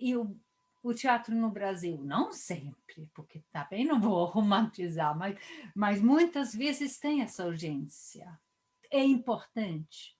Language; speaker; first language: Portuguese; non-native, fluent; Swedish